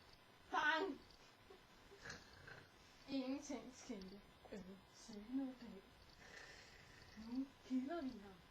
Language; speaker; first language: Danish; native; Danish